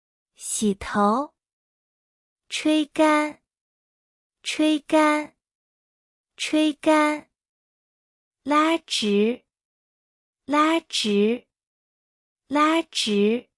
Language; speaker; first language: Chinese; native; Chinese